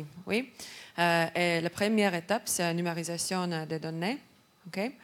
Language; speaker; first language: French; non-native, learner; Estonian